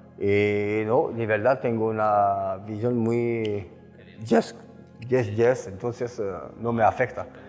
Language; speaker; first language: Spanish; non-native, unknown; French